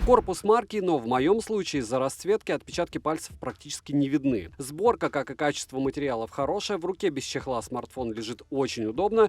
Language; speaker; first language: Russian; native; Russian